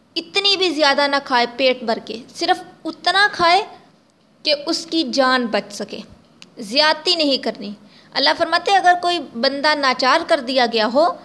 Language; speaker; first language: Urdu; native; Urdu